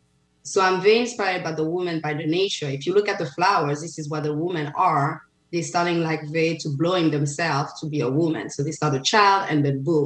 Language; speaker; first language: English; non-native, fluent; French